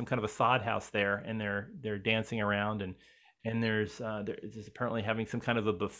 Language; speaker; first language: English; native; English